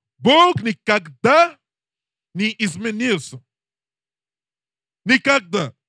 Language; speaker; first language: Russian; non-native, learner; English